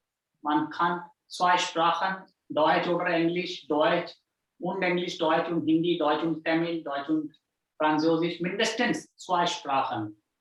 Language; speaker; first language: German; non-native, fluent; Hindi